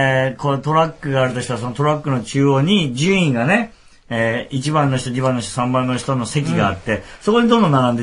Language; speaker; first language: Japanese; native; Japanese